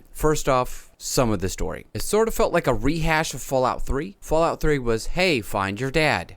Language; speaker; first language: English; native; English